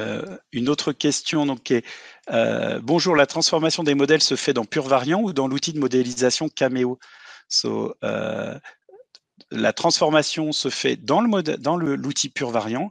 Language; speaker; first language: French; native; French